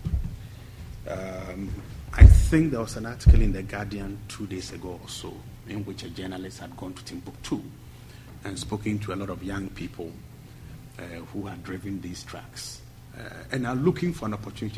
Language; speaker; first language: English; non-native, local second language; Akan